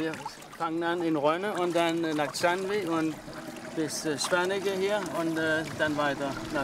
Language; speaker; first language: German; non-native, fluent; Danish